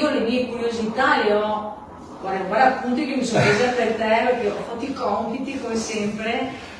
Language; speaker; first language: Italian; native; Italian